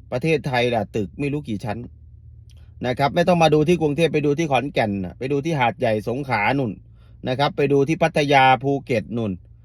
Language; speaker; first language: Thai; native; Thai